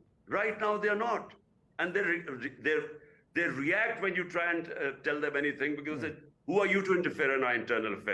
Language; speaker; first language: English; non-native, local second language; Urdu